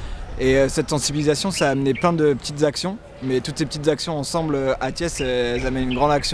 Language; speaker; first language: French; native; French